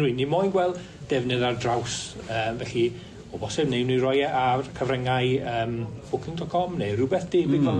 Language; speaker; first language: Welsh; native; Welsh